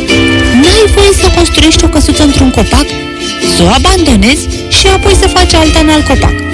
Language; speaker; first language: Romanian; native; Romanian